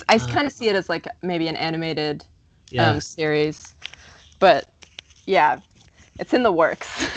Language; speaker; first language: English; native; English